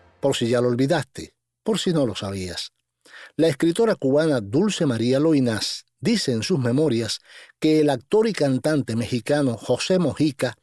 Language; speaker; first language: Spanish; native; Spanish